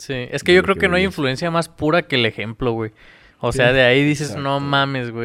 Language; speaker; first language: Spanish; native; Spanish